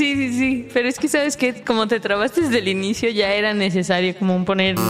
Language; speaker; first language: Spanish; native; Spanish